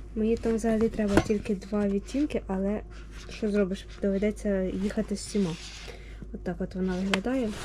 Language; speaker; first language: Ukrainian; native; Ukrainian